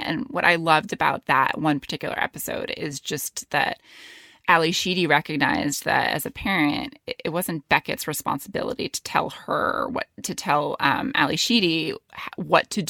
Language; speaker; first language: English; native; English